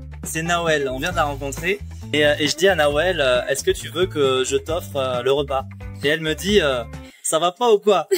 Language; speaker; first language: French; native; French